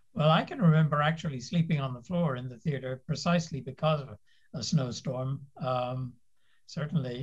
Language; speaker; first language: English; native; English